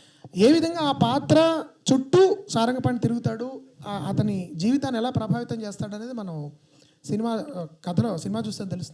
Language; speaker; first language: Telugu; native; Telugu